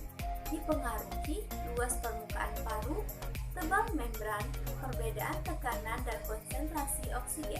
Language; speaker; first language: Indonesian; native; Indonesian